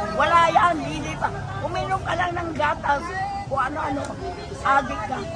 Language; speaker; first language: Filipino; non-native, local second language; Iloko